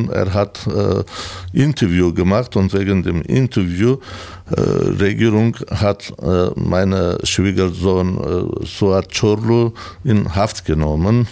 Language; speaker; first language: German; non-native, learner; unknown